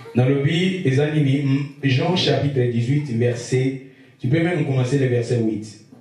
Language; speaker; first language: French; non-native, local second language; Lingala